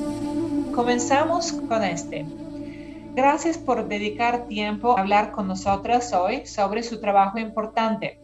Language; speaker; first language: Spanish; non-native, fluent; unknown